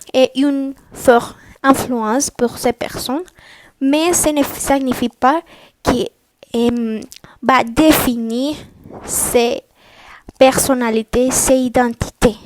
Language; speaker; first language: French; non-native, learner; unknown